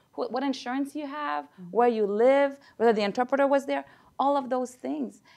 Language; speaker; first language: English; early bilingual, other home language; Haitian Creole